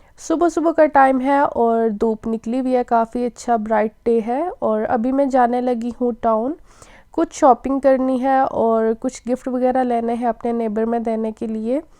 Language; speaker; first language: Urdu; native; Urdu